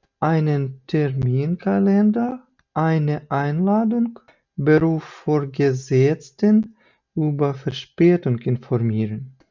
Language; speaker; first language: German; non-native, fluent; Ukrainian